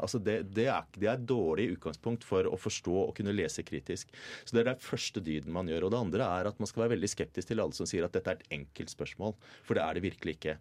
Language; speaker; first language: Norwegian; native; Norwegian